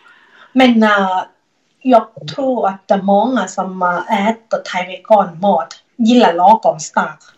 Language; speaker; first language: Swedish; non-native, learner; Thai